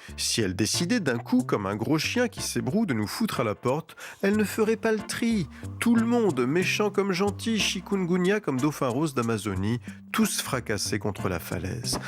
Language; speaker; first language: French; native; French